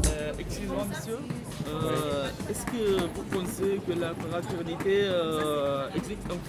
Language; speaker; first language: French; non-native, learner; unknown